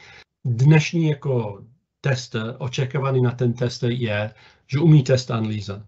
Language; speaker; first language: Czech; non-native, fluent; English